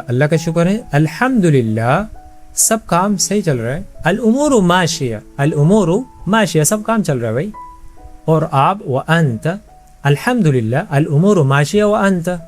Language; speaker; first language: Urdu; native; Urdu